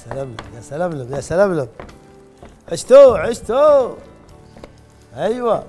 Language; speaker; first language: Arabic; native; Arabic